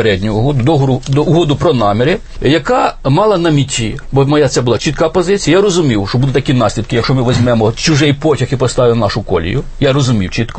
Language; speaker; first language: Ukrainian; native; Ukrainian